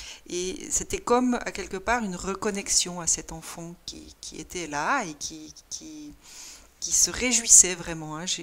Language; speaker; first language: French; native; French